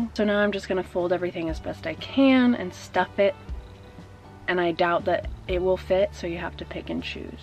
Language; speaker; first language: English; native; English